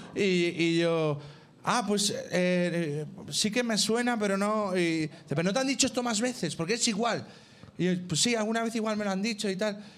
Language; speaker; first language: Spanish; native; Spanish